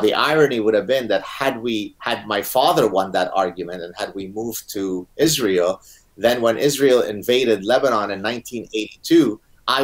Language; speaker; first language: English; non-native, fluent; Arabic